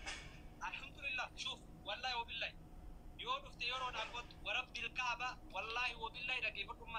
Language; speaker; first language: Arabic; non-native, learner; Oromo